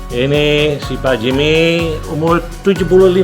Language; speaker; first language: Indonesian; non-native, fluent; Dutch